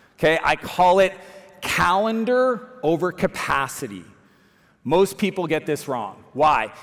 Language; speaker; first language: English; native; English